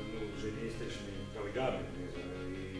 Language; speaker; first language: Polish; non-native, learner; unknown